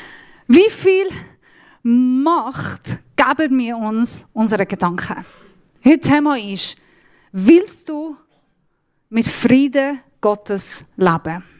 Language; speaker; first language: German; non-native, fluent; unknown